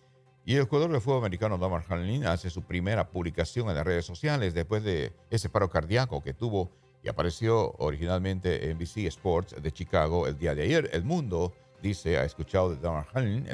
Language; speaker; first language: Spanish; native; Spanish